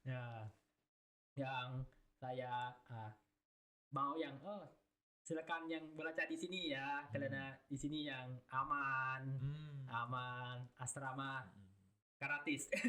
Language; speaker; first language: Indonesian; non-native, learner; Thai